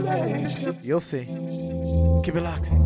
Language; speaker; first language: English; native; English